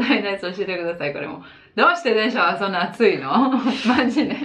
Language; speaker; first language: Japanese; non-native, fluent; Italian